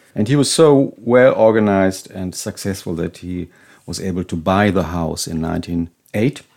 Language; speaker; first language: English; non-native, fluent; German